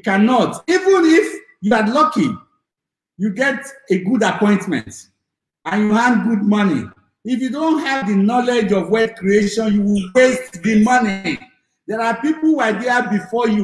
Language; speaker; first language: English; non-native, local second language; Yoruba